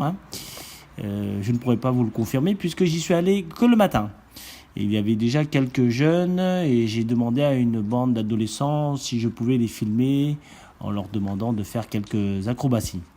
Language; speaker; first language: French; native; French